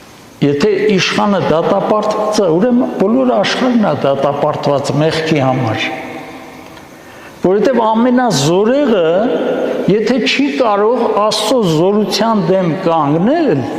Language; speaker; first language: Armenian; native; Armenian